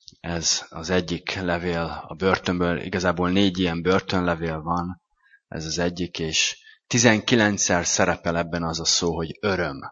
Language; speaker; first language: Hungarian; native; Hungarian